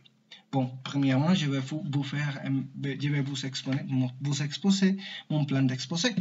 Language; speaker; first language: French; non-native, learner; Spanish